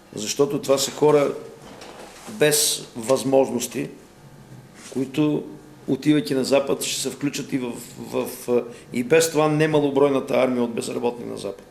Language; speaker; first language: Bulgarian; native; Bulgarian